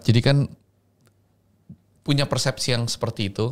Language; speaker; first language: Indonesian; native; Indonesian